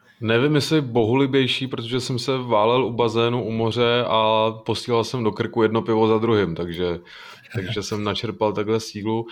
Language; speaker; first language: Czech; native; Czech